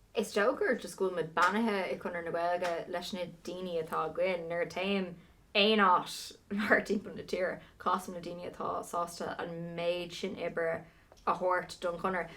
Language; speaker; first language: Irish; non-native, local second language; English